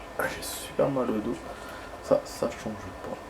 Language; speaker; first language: French; native; French